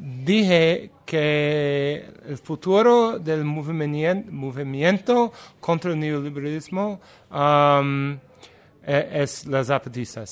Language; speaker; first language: Spanish; non-native, learner; English